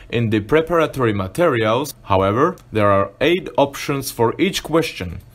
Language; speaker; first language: English; non-native, fluent; Slovak